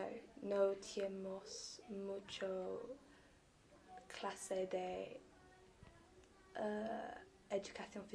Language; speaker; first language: Spanish; non-native, learner; English